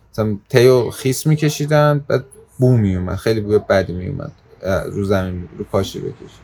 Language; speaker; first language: Persian; non-native, local second language; Azerbaijani